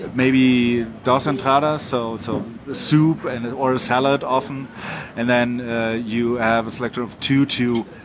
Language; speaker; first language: English; non-native, fluent; German